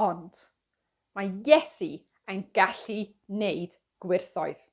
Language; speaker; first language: Welsh; non-native, fluent; English